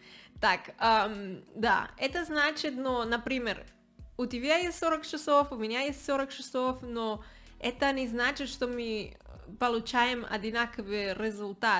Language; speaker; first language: Russian; non-native, learner; Spanish